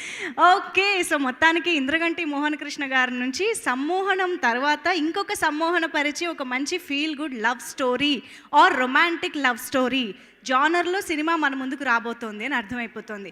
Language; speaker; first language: Telugu; native; Telugu